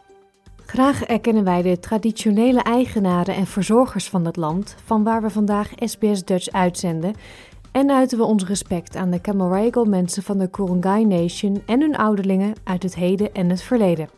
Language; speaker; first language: Dutch; native; Dutch